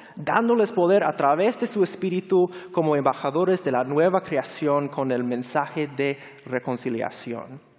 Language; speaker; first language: Spanish; non-native, fluent; English